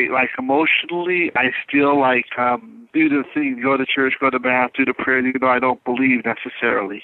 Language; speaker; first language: English; native; English